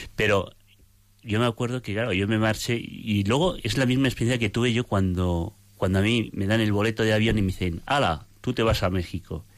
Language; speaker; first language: Spanish; native; Spanish